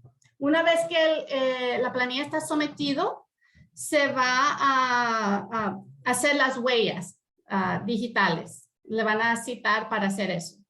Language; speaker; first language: Spanish; early bilingual, heritage; Spanish